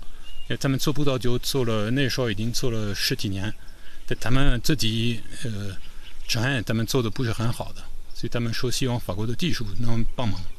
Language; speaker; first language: Chinese; non-native, fluent; French